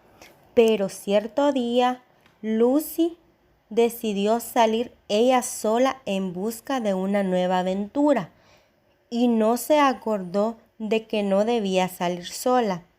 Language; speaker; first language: Spanish; native; Spanish